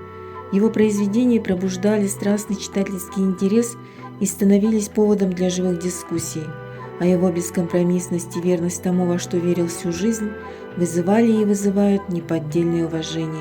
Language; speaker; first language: Russian; native; Russian